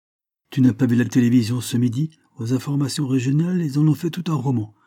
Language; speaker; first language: French; native; French